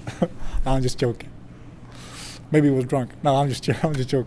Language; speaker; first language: English; non-native, fluent; Swedish